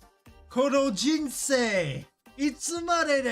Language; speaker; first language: Japanese; non-native, learner; English